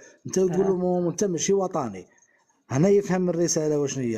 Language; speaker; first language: Arabic; native; Arabic